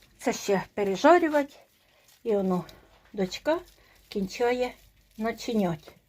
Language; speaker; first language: Ukrainian; native; Ukrainian